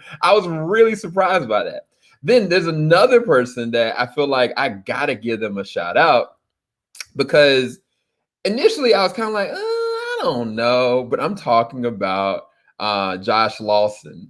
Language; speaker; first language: English; native; English